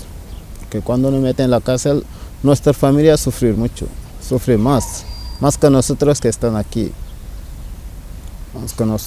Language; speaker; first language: Spanish; non-native, learner; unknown